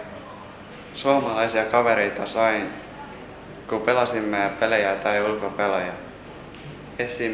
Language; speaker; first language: Finnish; early bilingual, other home language; S'gaw Karen